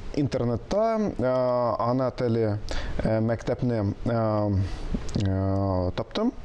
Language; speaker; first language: Tatar; non-native, local second language; Russian